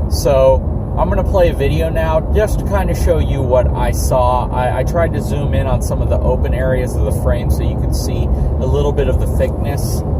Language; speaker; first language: English; native; English